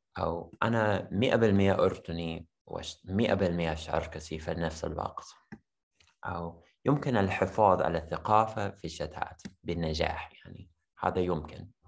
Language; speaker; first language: Arabic; non-native, fluent; English